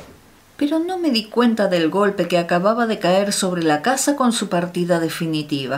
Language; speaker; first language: Spanish; native; Spanish